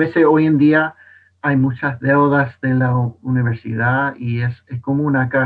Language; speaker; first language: Spanish; non-native, fluent; English